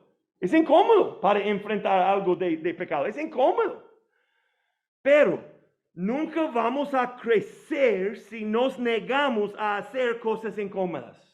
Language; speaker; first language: Spanish; non-native, fluent; English